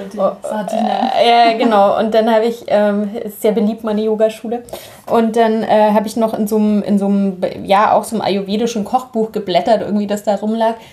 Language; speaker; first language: German; native; German